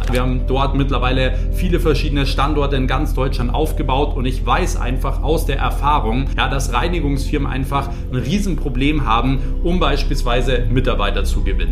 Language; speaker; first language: German; native; German